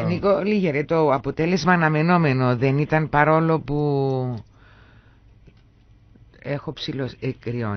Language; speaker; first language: Greek; native; Greek